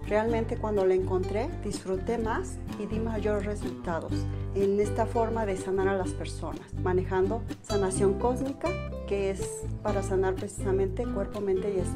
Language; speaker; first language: Spanish; native; Spanish